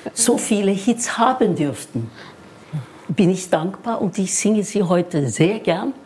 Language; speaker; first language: German; non-native, fluent; Norwegian